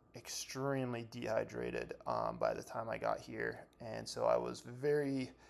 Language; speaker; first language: English; native; English